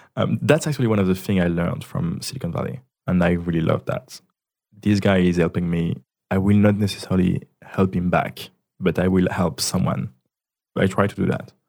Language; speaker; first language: English; non-native, fluent; French